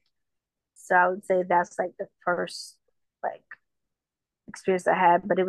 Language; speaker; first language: English; native; English